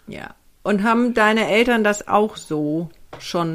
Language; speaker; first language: German; native; German